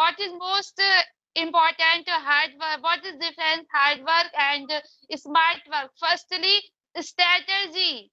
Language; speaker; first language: English; non-native, learner; Hindi